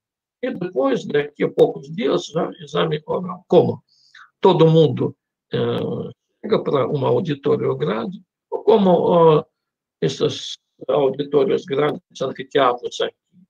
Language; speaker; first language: Portuguese; non-native, fluent; Russian